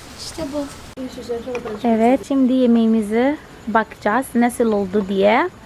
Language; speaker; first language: Turkish; non-native, fluent; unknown